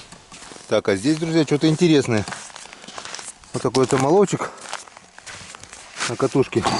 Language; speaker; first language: Russian; native; Russian